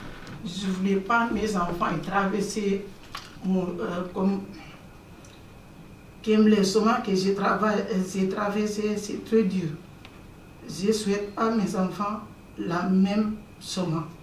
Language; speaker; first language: French; non-native, learner; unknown